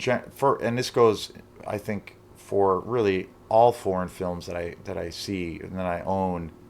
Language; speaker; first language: English; native; English